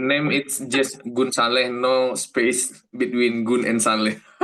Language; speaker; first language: English; non-native, learner; Indonesian